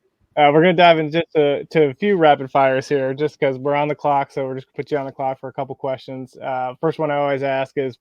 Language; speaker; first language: English; native; English